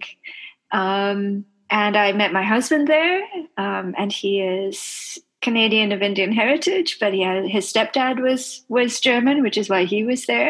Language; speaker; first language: English; non-native, local second language; Bangla